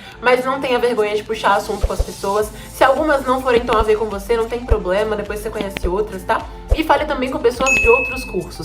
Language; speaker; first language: Portuguese; native; Portuguese